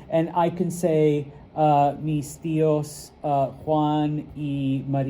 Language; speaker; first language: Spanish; non-native, fluent; English